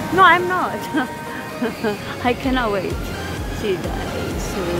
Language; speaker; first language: English; non-native, learner; Filipino